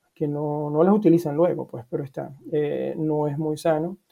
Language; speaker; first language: Spanish; native; Spanish